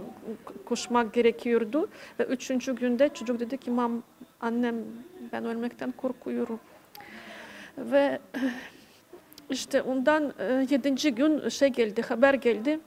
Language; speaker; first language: Turkish; non-native, fluent; Ukrainian